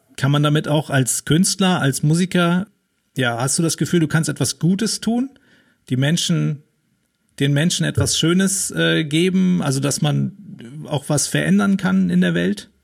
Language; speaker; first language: German; native; German